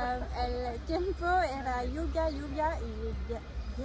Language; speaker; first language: Spanish; non-native, fluent; French